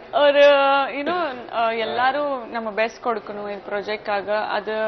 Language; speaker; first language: Tamil; non-native, fluent; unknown